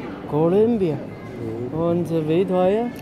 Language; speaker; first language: German; non-native, learner; Chinese